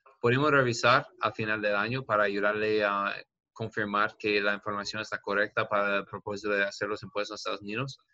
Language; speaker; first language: Spanish; non-native, learner; English